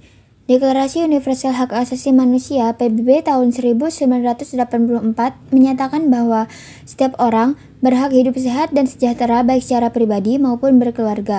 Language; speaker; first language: Indonesian; native; Indonesian